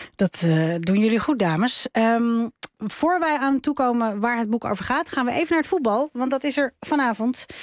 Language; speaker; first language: Dutch; native; Dutch